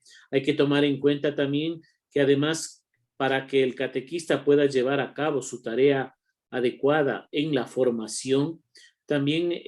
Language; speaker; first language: Spanish; native; Spanish